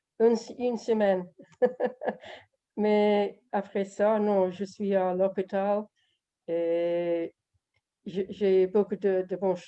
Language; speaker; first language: French; non-native, learner; English